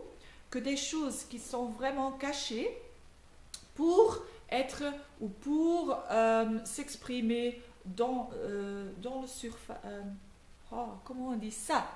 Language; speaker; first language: French; non-native, local second language; Dutch